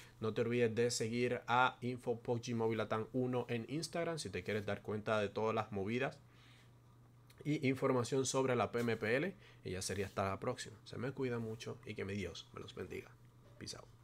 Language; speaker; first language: Spanish; native; Spanish